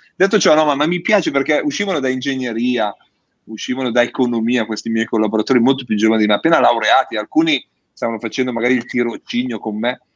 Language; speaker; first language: Italian; native; Italian